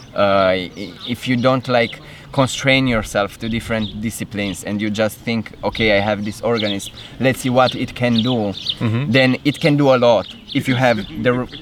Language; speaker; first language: English; non-native, fluent; Romanian